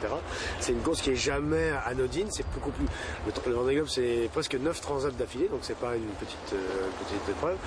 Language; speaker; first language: French; native; French